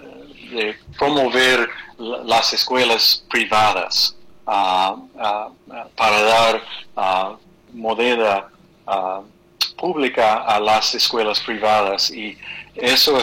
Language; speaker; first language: Spanish; non-native, fluent; English